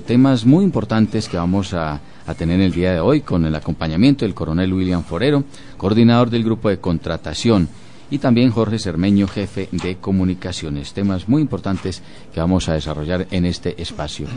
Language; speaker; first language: Spanish; native; Spanish